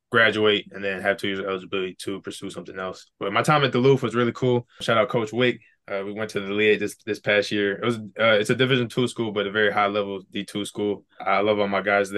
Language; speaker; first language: English; native; English